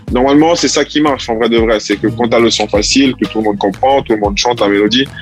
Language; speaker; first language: French; early bilingual, heritage; Italian